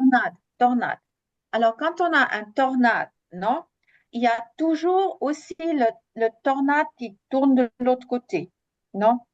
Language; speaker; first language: French; non-native, fluent; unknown